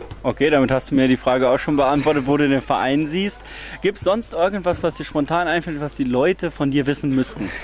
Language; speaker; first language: German; native; German